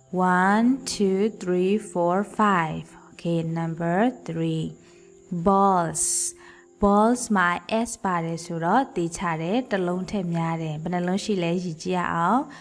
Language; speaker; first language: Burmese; non-native, local second language; Karen languages